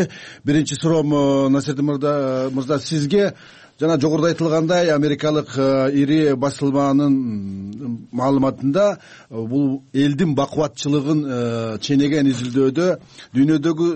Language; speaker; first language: Kyrgyz; native; Kyrgyz